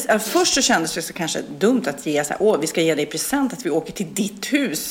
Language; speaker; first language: Swedish; native; Swedish